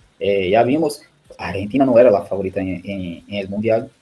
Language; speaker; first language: Spanish; non-native, learner; Portuguese